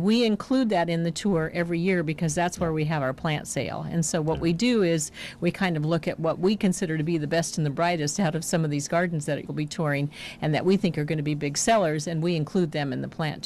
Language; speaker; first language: English; native; English